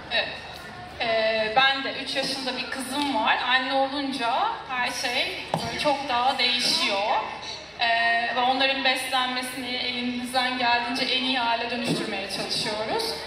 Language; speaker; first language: Turkish; native; Turkish